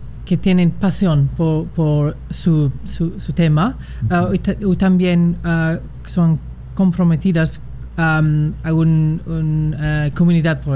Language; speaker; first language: Spanish; non-native, fluent; English